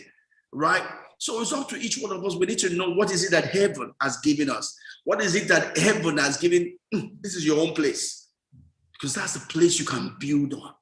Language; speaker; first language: English; non-native, local second language; Yoruba